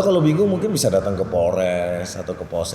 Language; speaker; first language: Indonesian; native; Indonesian